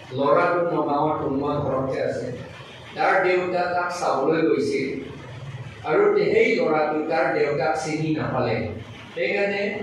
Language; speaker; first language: Assamese; non-native, local second language; Karbi